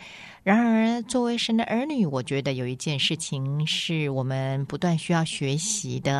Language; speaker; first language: Chinese; native; Chinese